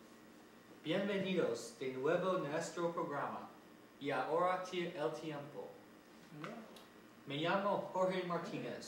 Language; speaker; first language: Spanish; non-native, learner; English